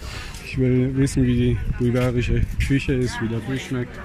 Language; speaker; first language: German; native; German